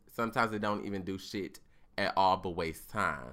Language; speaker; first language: English; native; English